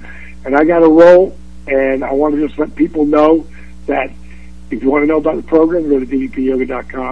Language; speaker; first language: English; native; English